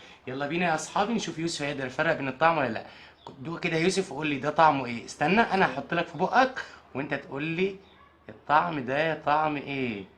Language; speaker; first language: Arabic; native; Arabic